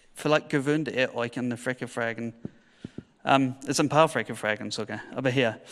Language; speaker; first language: German; non-native, fluent; English